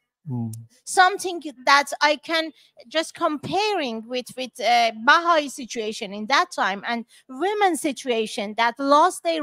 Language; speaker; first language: English; non-native, fluent; Persian